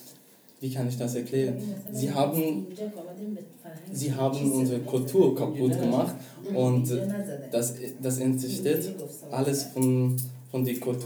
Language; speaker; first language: German; non-native, learner; Persian